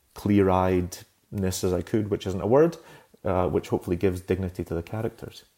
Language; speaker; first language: English; native; English